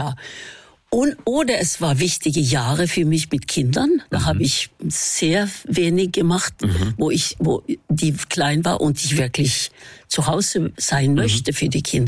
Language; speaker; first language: German; non-native, fluent; Norwegian